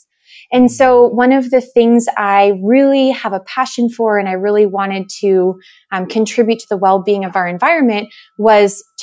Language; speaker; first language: English; native; English